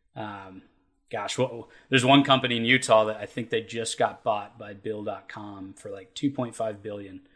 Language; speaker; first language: English; native; English